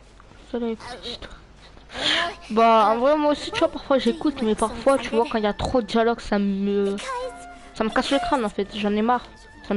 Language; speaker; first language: French; native; French